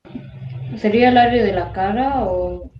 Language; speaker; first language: Spanish; native; Spanish